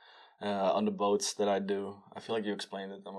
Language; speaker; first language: English; non-native, fluent; Dutch